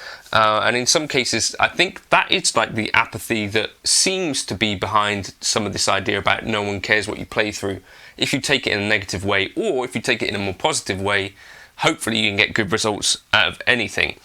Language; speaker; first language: English; native; English